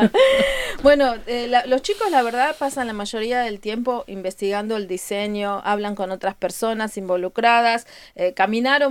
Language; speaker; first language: Spanish; native; Spanish